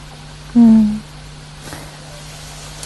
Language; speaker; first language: Chinese; native; Chinese